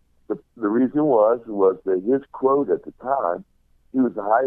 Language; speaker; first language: English; native; English